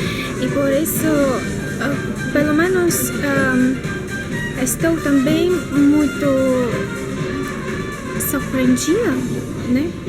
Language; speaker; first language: Portuguese; non-native, learner; Russian